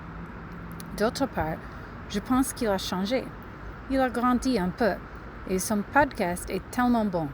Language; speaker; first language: French; non-native, learner; English